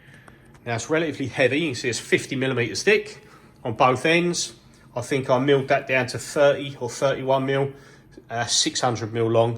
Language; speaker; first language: English; native; English